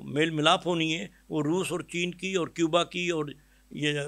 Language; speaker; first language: Urdu; native; Urdu